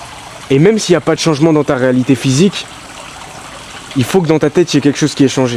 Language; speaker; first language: French; native; French